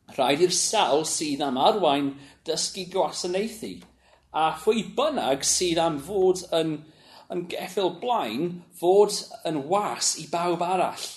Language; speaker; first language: Welsh; non-native, local second language; English